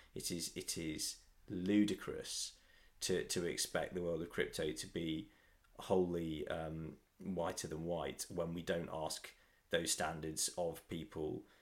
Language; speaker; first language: English; native; English